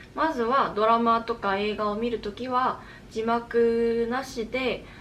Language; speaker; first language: Japanese; non-native, fluent; Korean